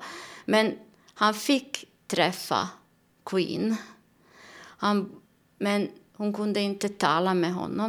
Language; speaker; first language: Swedish; non-native, learner; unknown